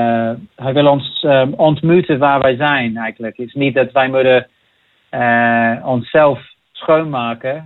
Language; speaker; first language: Dutch; non-native, fluent; English